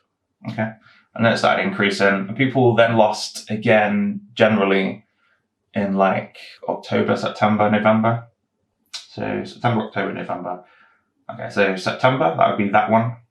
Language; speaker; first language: English; native; English